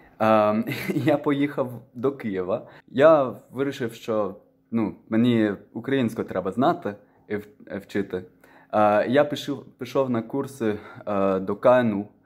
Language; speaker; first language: Ukrainian; non-native, fluent; Dutch